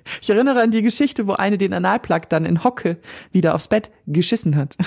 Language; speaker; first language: German; native; German